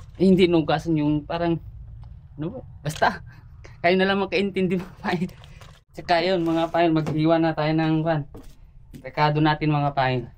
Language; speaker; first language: Filipino; non-native, local second language; Iloko